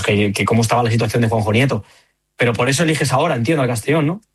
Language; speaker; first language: Spanish; native; Spanish